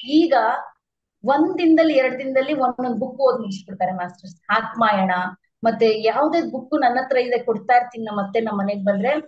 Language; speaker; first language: Kannada; native; Kannada